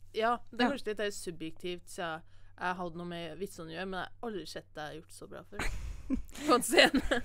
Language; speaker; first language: Norwegian; native; Norwegian